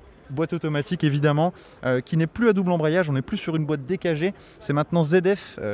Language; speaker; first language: French; native; French